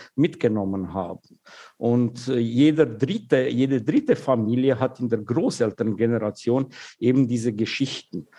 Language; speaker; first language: German; non-native, fluent; Russian